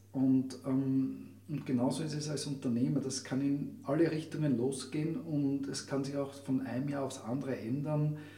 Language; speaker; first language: German; native; German